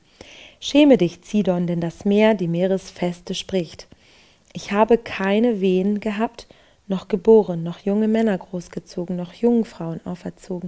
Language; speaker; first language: German; native; German